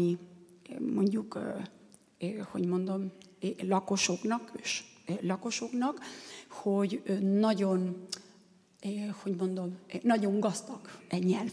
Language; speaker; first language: Hungarian; non-native, learner; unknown